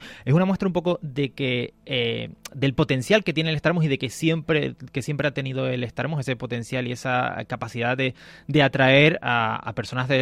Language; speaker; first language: Spanish; native; Spanish